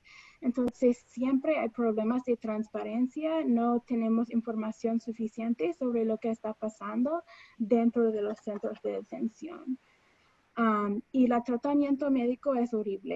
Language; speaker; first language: Spanish; non-native, fluent; English